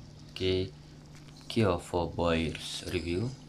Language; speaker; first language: English; non-native, local second language; Malay